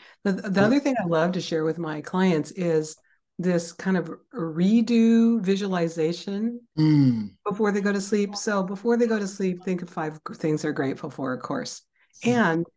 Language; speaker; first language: English; native; English